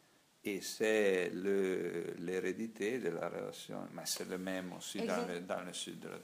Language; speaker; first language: French; non-native, learner; Italian